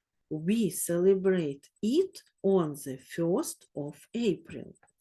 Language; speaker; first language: English; non-native, fluent; Ukrainian